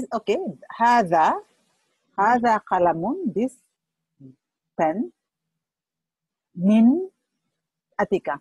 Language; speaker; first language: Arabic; non-native, learner; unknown